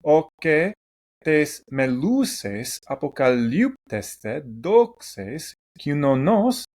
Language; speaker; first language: Greek; non-native, fluent; English